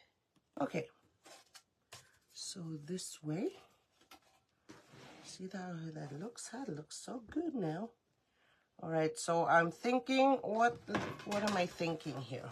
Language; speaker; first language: English; native; English